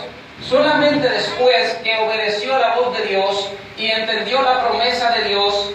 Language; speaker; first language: Spanish; native; Spanish